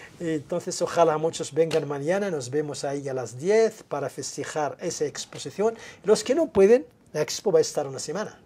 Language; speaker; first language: Spanish; non-native, local second language; Arabic